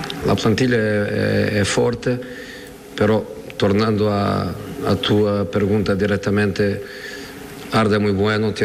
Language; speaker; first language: Portuguese; non-native, learner; Spanish